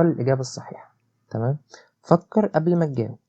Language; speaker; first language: Arabic; native; Arabic